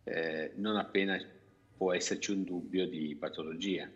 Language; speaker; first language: Italian; native; Italian